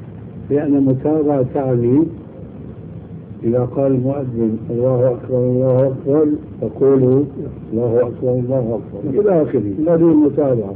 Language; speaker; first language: Arabic; early bilingual, other home language; Albanian